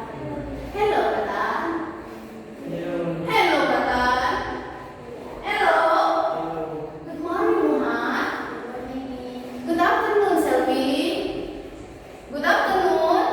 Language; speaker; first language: English; non-native, fluent; Indonesian